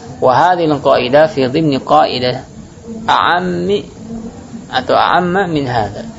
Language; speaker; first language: Arabic; non-native, fluent; Indonesian